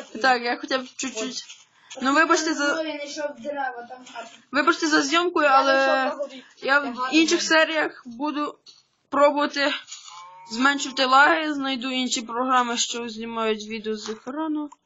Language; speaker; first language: Ukrainian; native; Ukrainian